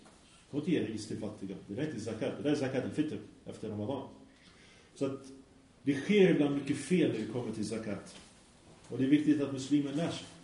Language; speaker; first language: Swedish; early bilingual, other home language; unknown